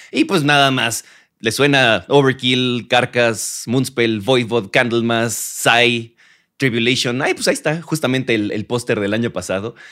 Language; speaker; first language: Spanish; native; Spanish